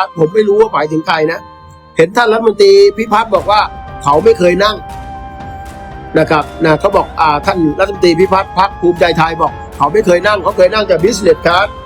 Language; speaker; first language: Thai; native; Thai